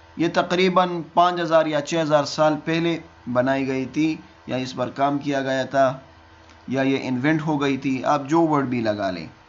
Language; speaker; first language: Urdu; non-native, local second language; Pashto